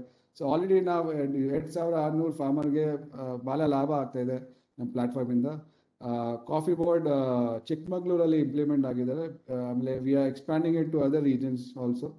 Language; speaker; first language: Kannada; non-native, local second language; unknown